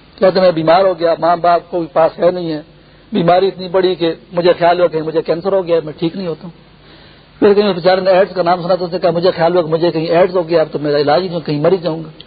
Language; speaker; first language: Urdu; non-native, local second language; Pashto